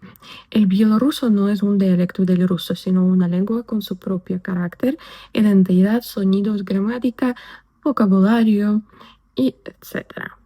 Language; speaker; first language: Spanish; non-native, fluent; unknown